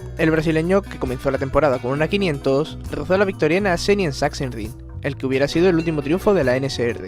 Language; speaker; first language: Spanish; native; Spanish